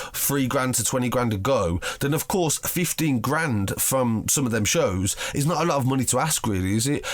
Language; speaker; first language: English; native; English